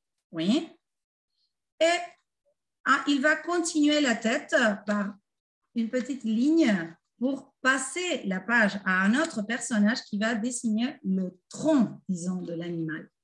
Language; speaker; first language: French; non-native, fluent; Spanish